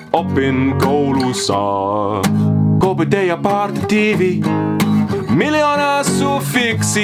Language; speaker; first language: Finnish; non-native, learner; English